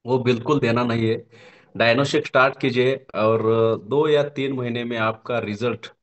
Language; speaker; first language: Hindi; non-native, local second language; Marathi